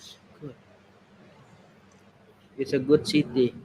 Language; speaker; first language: English; non-native, learner; Indonesian